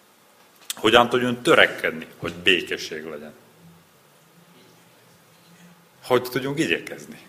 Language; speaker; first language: Hungarian; non-native, learner; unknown